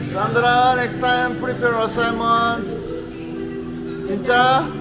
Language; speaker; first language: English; non-native, learner; Korean